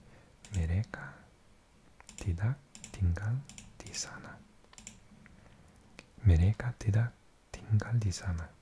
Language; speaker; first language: Indonesian; non-native, learner; English